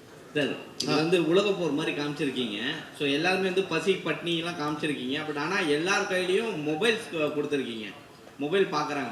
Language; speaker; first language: Tamil; native; Tamil